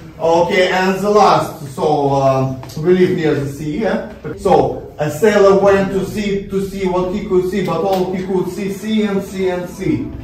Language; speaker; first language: English; non-native, fluent; Russian